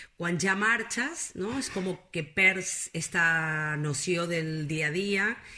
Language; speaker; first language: Catalan; non-native, fluent; Spanish